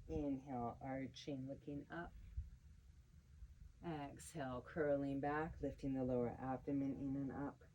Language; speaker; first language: English; native; English